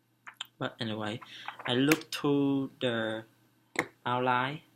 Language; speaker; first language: English; non-native, learner; Vietnamese